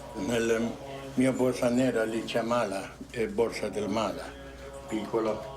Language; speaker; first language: Italian; non-native, fluent; Tibetan